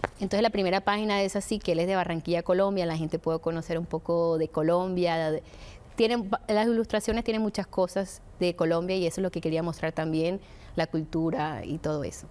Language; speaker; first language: Spanish; early bilingual, heritage; Spanish